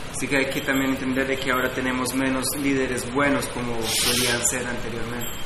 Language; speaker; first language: Spanish; native; Spanish